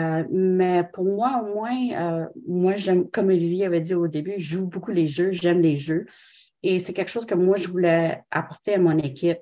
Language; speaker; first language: French; non-native, local second language; English